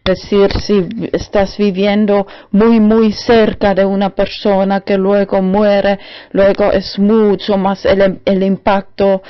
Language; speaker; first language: Spanish; non-native, learner; German